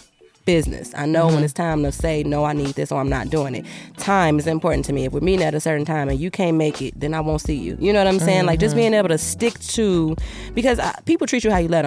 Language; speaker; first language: English; native; English